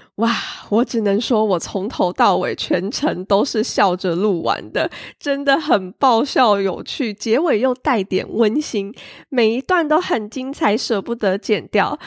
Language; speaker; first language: Chinese; native; Chinese